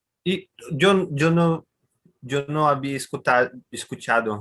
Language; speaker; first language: Spanish; non-native, learner; Portuguese